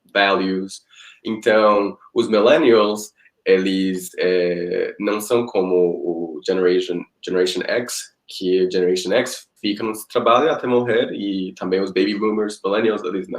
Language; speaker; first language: Portuguese; non-native, fluent; Spanish